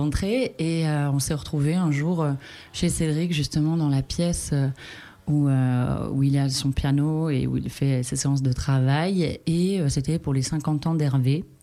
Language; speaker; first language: French; native; French